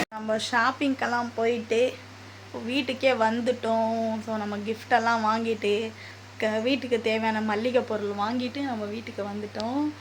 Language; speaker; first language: Tamil; native; Tamil